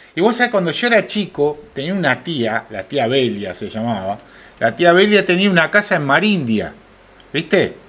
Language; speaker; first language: Spanish; native; Spanish